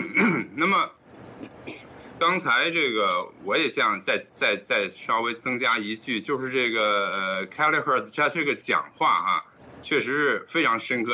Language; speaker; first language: Chinese; native; Chinese